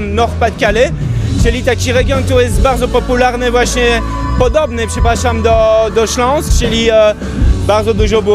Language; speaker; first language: Polish; early bilingual, heritage; French